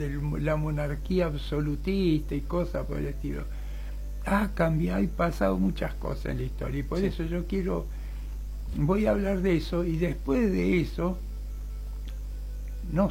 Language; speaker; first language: Spanish; native; Spanish